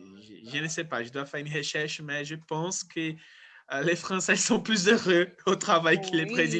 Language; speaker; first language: French; non-native, fluent; Portuguese